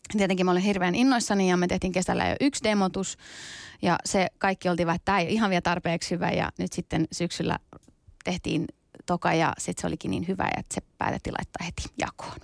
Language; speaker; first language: Finnish; early bilingual, other home language; Kurdish